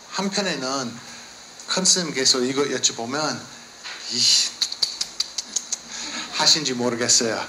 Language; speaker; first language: Korean; non-native, learner; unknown